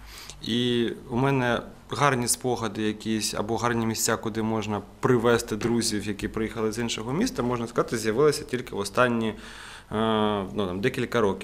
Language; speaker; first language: Ukrainian; native; Ukrainian